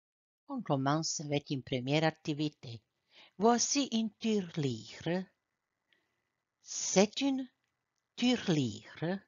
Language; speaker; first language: French; non-native, fluent; Croatian